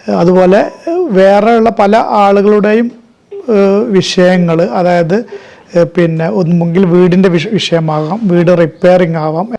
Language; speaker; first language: Malayalam; native; Malayalam